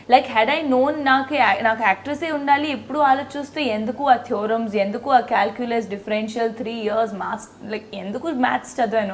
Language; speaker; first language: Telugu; non-native, learner; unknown